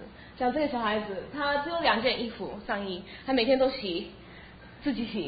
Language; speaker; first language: Chinese; early bilingual, heritage; Chinese